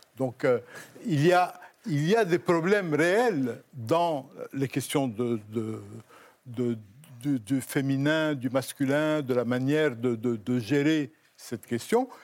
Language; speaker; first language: French; non-native, local second language; Arabic